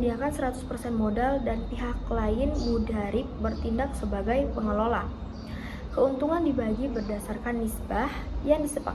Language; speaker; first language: Indonesian; native; Indonesian